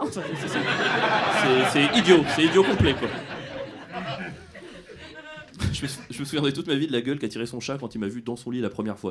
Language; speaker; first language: French; native; French